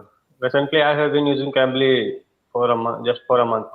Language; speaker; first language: English; non-native, learner; Hindi